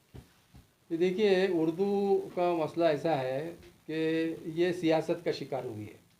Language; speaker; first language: Urdu; native; Urdu